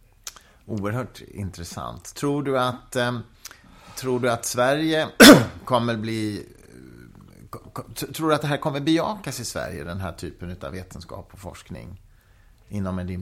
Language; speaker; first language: Swedish; native; Swedish